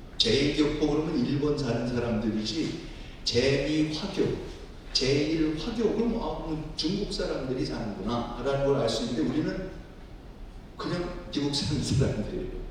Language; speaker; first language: Korean; native; Korean